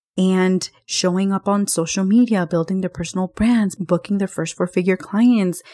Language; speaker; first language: English; early bilingual, other home language; Spanish